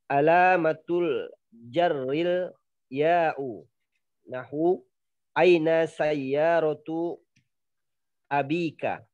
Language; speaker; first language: Arabic; non-native, learner; Indonesian